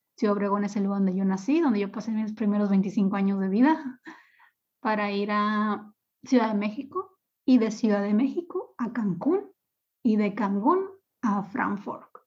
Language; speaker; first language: Spanish; native; Spanish